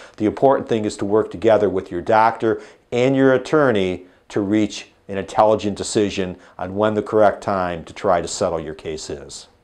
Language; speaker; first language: English; native; English